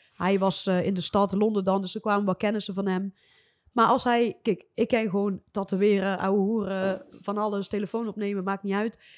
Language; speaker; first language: Dutch; native; Dutch